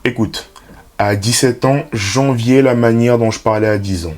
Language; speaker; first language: French; native; French